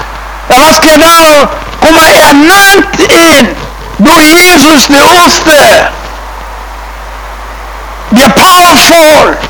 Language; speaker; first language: German; non-native, fluent; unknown